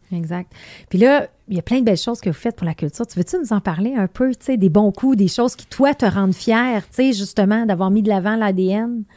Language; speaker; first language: French; native; French